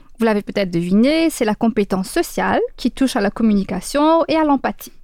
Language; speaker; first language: French; native; French